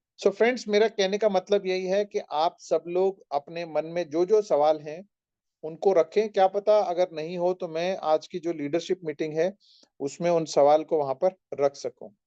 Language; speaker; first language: Hindi; non-native, local second language; Marathi